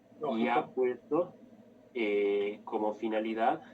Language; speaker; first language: Spanish; native; Spanish